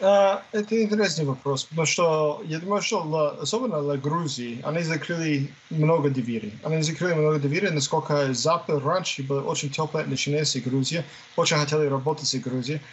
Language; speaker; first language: Russian; non-native, fluent; English